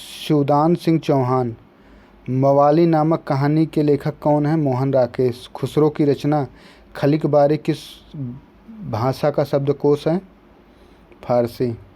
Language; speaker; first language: Hindi; native; Hindi